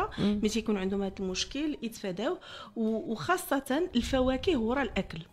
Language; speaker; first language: Arabic; native; Arabic